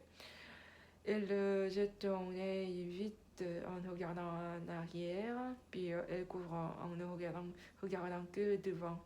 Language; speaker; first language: French; non-native, learner; Korean